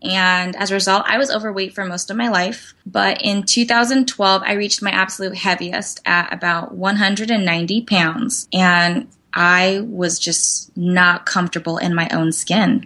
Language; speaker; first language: English; native; English